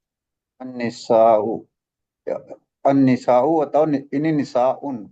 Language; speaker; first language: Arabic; non-native, fluent; Malay